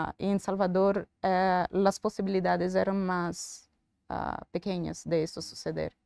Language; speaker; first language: Spanish; non-native, fluent; Portuguese